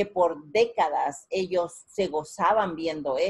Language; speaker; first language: Spanish; native; Spanish